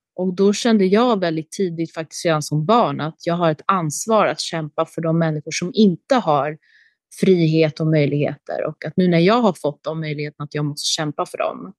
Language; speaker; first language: Swedish; early bilingual, other home language; Albanian